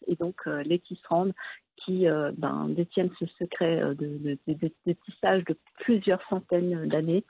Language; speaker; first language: French; early bilingual, other home language; Arabic